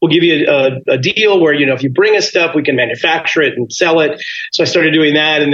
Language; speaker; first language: English; native; English